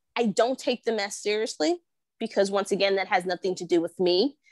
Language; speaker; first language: English; native; English